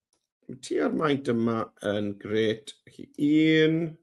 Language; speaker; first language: Welsh; native; Welsh